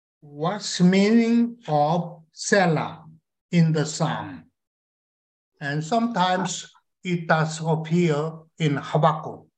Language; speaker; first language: English; non-native, learner; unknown